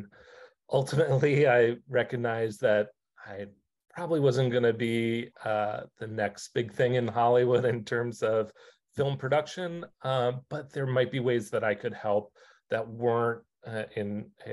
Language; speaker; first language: English; native; English